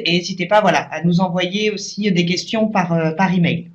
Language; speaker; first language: French; native; French